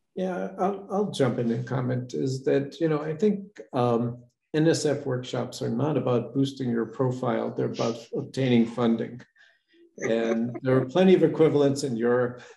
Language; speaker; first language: English; native; English